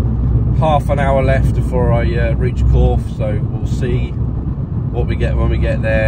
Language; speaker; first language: English; native; English